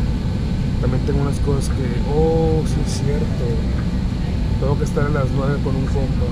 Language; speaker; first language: Spanish; native; Spanish